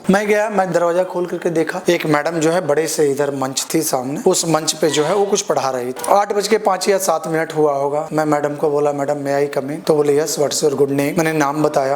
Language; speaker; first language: Hindi; native; Hindi